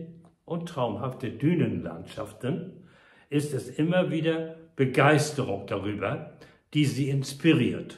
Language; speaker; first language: German; native; German